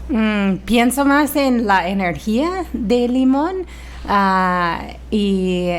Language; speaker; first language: Spanish; non-native, fluent; English